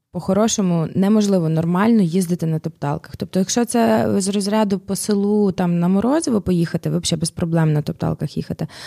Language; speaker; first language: Ukrainian; native; Ukrainian